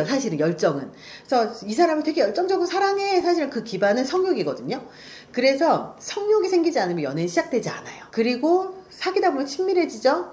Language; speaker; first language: Korean; native; Korean